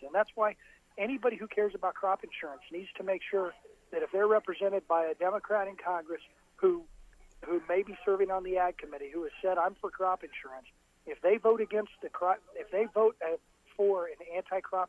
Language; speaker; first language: English; native; English